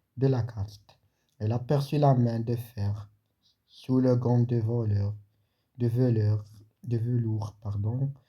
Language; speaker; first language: French; non-native, local second language; Arabic